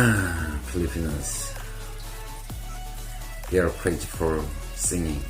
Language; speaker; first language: English; non-native, fluent; Korean